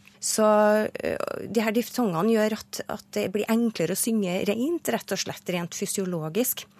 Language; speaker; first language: Norwegian; native; Norwegian